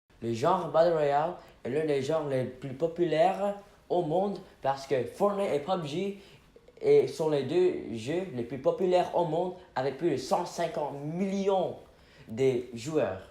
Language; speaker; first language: French; non-native, fluent; English